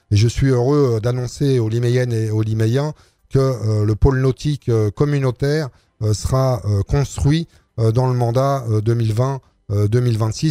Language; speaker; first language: French; native; French